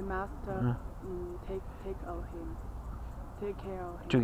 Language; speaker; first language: English; non-native, learner; Chinese